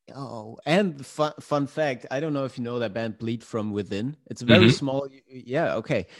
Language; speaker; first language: English; non-native, fluent; German